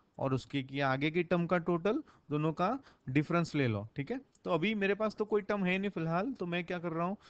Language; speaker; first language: Hindi; non-native, local second language; Gujarati